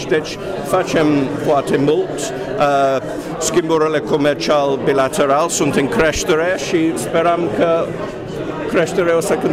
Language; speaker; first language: Romanian; non-native, fluent; English